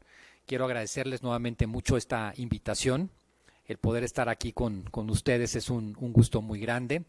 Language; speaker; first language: Spanish; native; Spanish